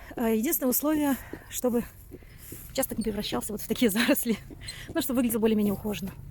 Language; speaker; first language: Russian; native; Russian